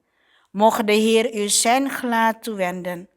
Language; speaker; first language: Dutch; non-native, fluent; Indonesian